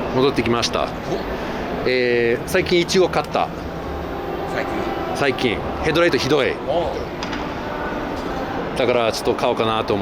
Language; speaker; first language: Japanese; non-native, fluent; English